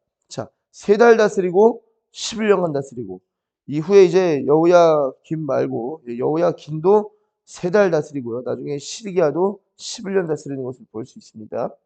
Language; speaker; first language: Korean; native; Korean